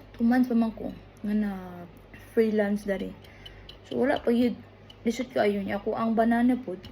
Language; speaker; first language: Filipino; non-native, local second language; Cebuano